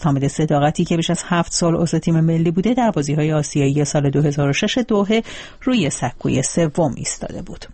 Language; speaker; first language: Persian; native; Persian